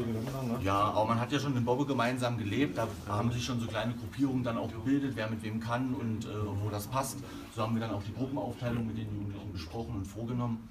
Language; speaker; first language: German; native; German